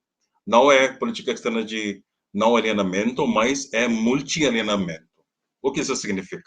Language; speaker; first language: Portuguese; non-native, learner; Hindi